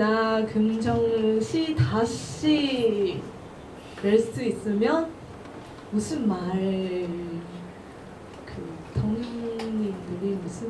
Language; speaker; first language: Korean; non-native, learner; Cantonese